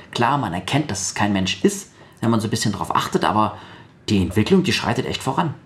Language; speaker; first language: German; early bilingual, other home language; Russian